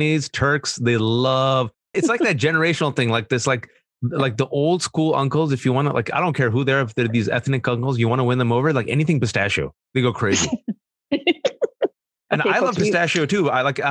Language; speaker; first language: English; early bilingual, other home language; Urdu